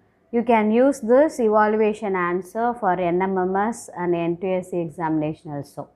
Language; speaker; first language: English; non-native, local second language; Tamil